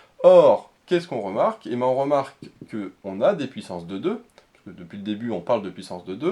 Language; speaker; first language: French; native; French